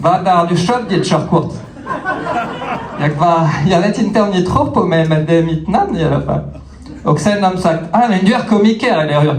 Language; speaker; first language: Swedish; non-native, fluent; French